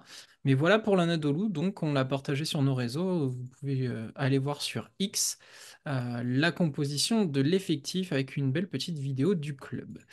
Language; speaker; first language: French; native; French